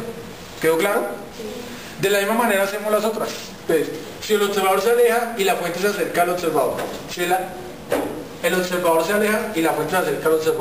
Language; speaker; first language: Spanish; native; Spanish